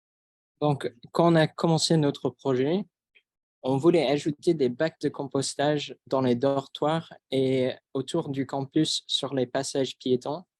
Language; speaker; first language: French; non-native, fluent; English